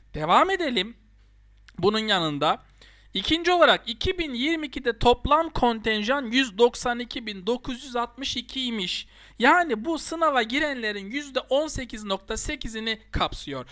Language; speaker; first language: Turkish; native; Turkish